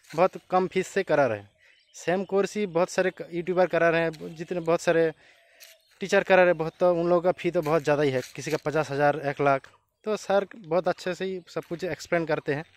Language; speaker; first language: Hindi; non-native, local second language; Bangla